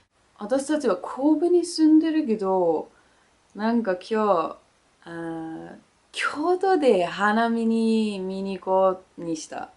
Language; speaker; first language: Japanese; non-native, learner; Danish